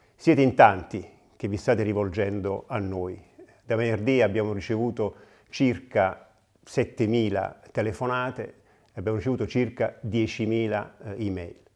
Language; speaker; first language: Italian; native; Italian